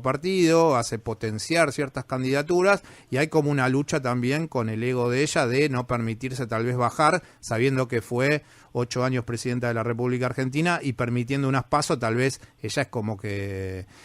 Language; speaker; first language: Spanish; native; Spanish